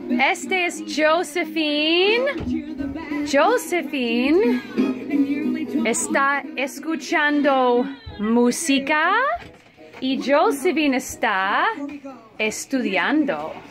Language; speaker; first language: Spanish; non-native, fluent; English